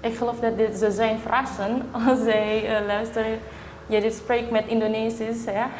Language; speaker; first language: Dutch; non-native, learner; Indonesian